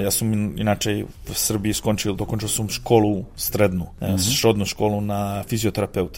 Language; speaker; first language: Polish; non-native, learner; Serbian